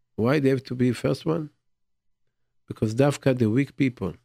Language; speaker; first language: English; non-native, fluent; Hebrew